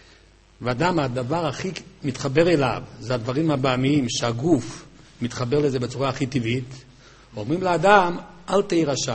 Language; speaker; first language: Hebrew; native; Hebrew